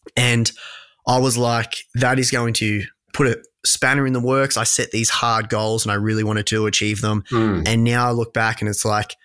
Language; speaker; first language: English; native; English